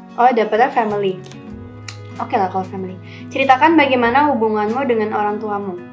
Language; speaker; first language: Indonesian; native; Indonesian